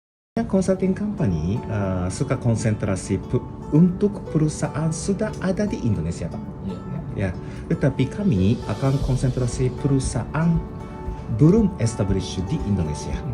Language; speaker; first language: Indonesian; non-native, learner; Japanese